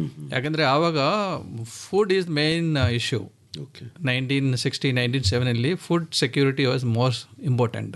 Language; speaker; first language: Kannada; non-native, learner; Malayalam